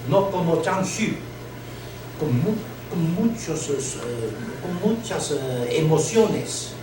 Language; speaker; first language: Spanish; non-native, learner; Chinese